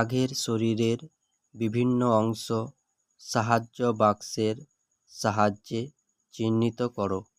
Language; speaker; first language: Bangla; native; Bangla